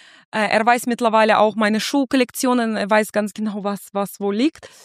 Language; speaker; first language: German; non-native, fluent; Russian